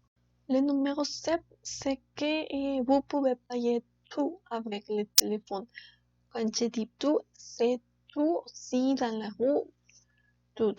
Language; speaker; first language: French; non-native, learner; Spanish